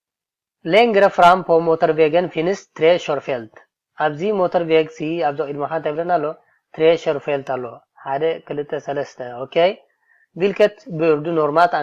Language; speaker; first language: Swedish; non-native, fluent; Tigrinya